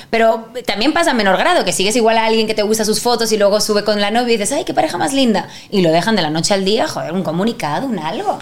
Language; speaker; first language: Spanish; native; Spanish